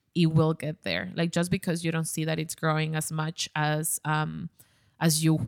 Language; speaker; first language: English; non-native, fluent; Spanish